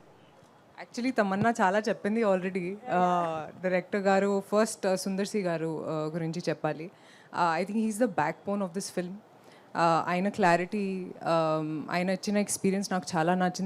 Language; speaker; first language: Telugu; non-native, fluent; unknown